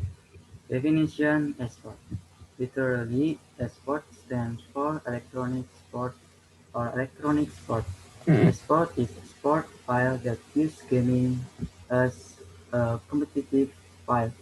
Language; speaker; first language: English; non-native, learner; Indonesian